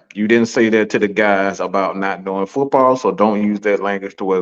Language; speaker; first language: English; native; English